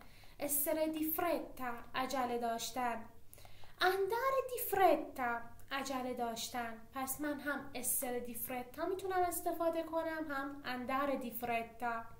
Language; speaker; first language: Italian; non-native, fluent; Persian